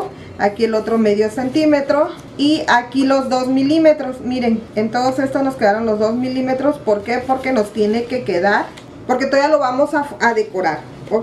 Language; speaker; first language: Spanish; native; Spanish